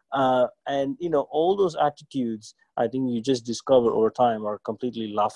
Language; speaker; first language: English; non-native, local second language; Tamil